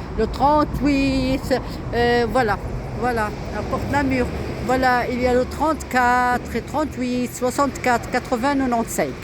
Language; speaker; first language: French; non-native, local second language; Arabic